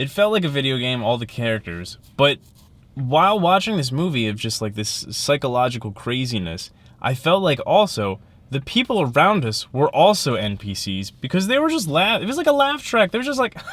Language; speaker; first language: English; native; English